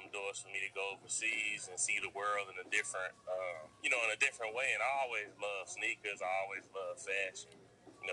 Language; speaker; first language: English; native; English